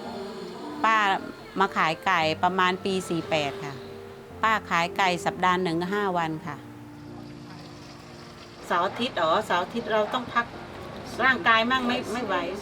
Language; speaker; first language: Thai; native; Thai